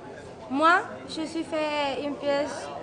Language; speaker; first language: French; non-native, learner; Spanish